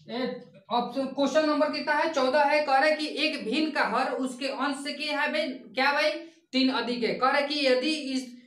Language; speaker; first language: Hindi; native; Hindi